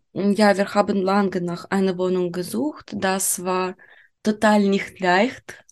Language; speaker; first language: German; non-native, learner; Ukrainian